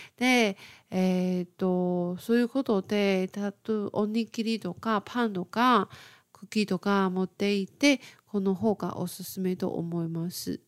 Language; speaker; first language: Japanese; non-native, fluent; Chinese